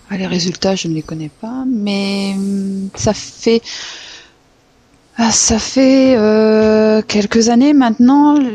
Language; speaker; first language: French; native; French